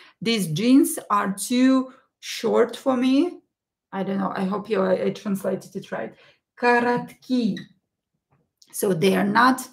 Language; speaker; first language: English; non-native, fluent; Russian